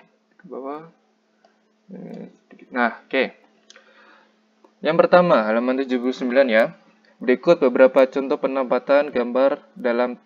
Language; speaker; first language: Indonesian; native; Indonesian